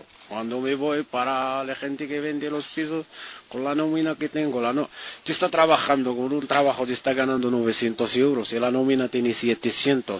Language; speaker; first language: Spanish; non-native, learner; Arabic